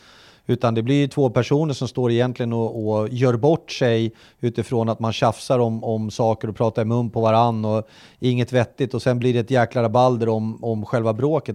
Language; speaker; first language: Swedish; native; Swedish